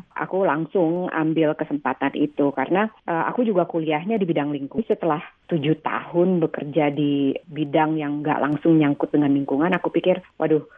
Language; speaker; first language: Indonesian; native; Indonesian